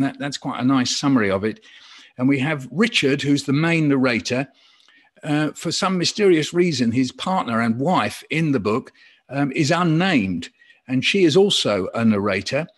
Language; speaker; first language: English; native; English